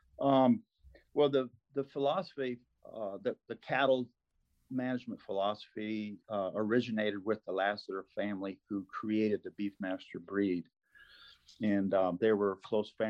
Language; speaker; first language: English; non-native, fluent; Spanish